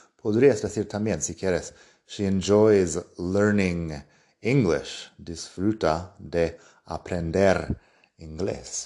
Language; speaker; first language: Spanish; non-native, fluent; English